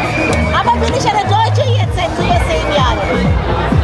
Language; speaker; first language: German; non-native, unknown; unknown